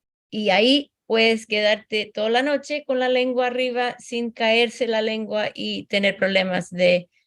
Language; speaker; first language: Spanish; early bilingual, heritage; Spanish